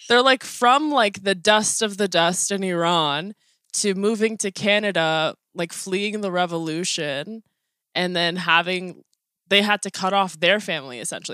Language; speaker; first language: English; early bilingual, other home language; Persian